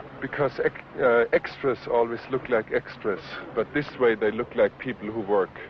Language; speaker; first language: English; non-native, fluent; German